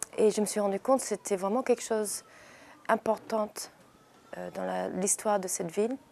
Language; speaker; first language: French; early bilingual, heritage; English